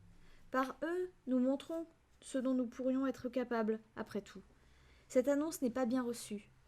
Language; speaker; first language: French; native; French